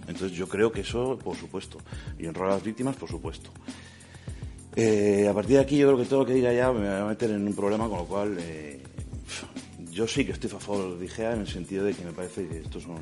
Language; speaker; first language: Spanish; native; Spanish